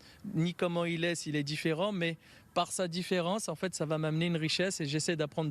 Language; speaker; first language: French; native; French